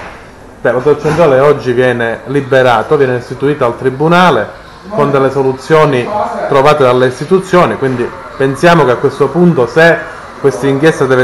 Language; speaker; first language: Italian; native; Italian